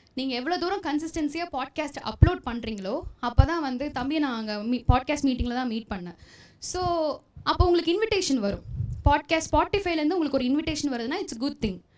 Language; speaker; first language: Tamil; non-native, local second language; Telugu